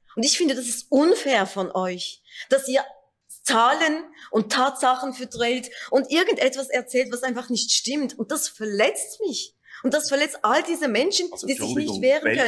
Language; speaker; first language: German; early bilingual, other home language; Kurdish